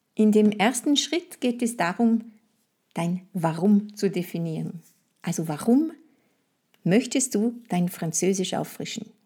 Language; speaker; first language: German; non-native, fluent; French